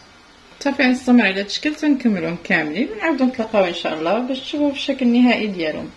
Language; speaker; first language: Arabic; native; Arabic